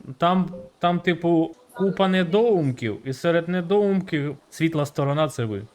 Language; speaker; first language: Ukrainian; native; Ukrainian